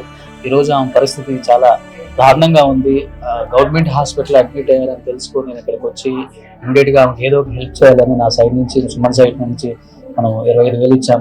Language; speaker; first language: Telugu; native; Telugu